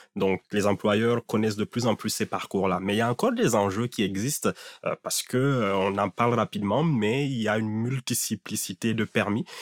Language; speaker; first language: French; non-native, local second language; Fula